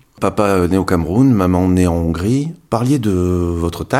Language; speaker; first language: French; native; French